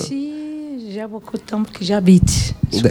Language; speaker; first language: French; non-native, learner; Portuguese